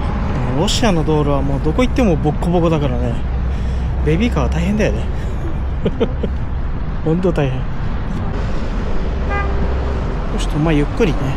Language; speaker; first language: Japanese; native; Japanese